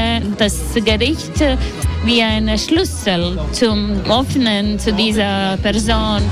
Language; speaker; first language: German; non-native, learner; Latvian